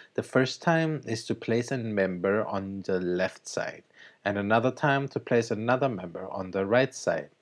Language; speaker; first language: English; early bilingual, other home language; Thai